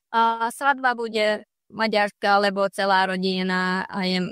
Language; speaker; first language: Slovak; non-native, local second language; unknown